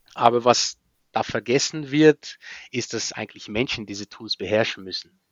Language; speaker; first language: German; non-native, fluent; Portuguese